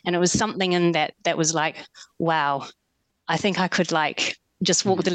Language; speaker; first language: English; native; English